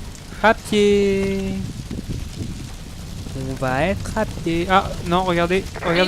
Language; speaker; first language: French; native; French